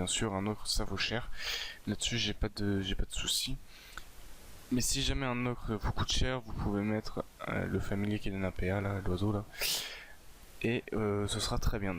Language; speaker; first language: French; native; French